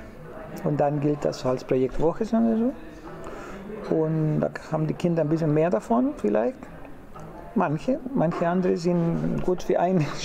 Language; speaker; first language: German; non-native, fluent; Spanish